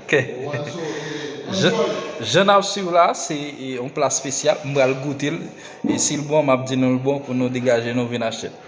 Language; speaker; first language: French; non-native, learner; Haitian Creole